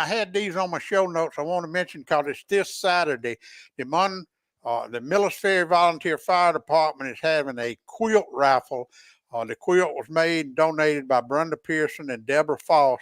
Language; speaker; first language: English; native; English